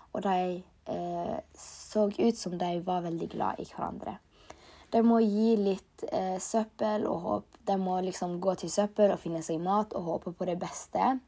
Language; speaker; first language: Norwegian; early bilingual, other home language; Tigrinya